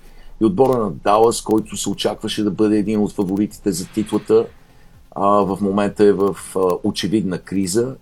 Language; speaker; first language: Bulgarian; native; Bulgarian